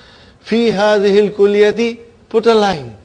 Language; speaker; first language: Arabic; non-native, fluent; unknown